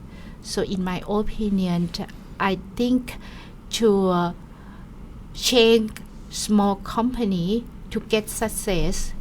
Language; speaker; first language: English; non-native, learner; Thai